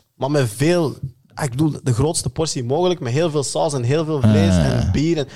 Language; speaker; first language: Dutch; early bilingual, other home language; Lingala